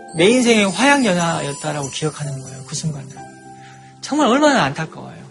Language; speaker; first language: Korean; native; Korean